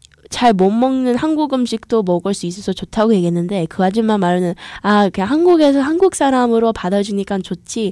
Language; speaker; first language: Korean; early bilingual, heritage; English